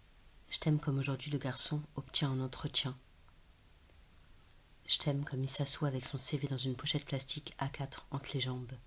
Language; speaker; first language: French; native; French